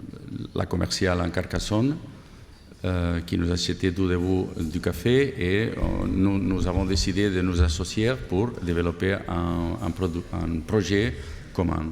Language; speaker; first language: French; non-native, fluent; Catalan